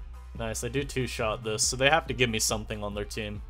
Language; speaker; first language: English; native; English